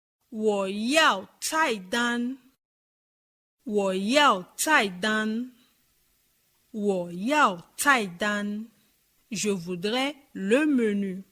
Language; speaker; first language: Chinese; non-native, learner; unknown